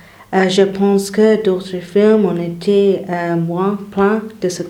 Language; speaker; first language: French; non-native, learner; English